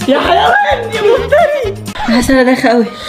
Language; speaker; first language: Arabic; native; Arabic